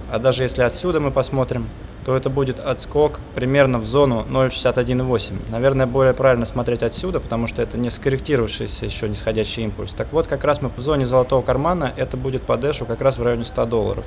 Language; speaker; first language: Russian; native; Russian